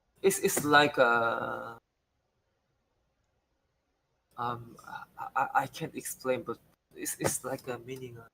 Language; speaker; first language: English; non-native, learner; Korean